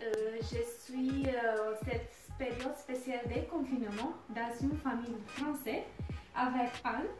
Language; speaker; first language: French; non-native, learner; Romanian